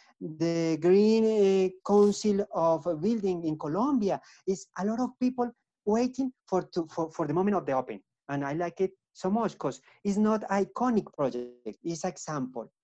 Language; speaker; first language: English; non-native, learner; Spanish